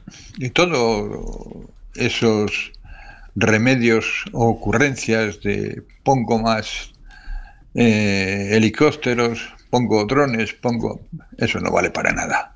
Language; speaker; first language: Spanish; native; Spanish